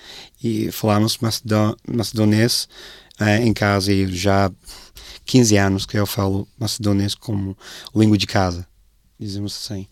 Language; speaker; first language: Portuguese; non-native, fluent; English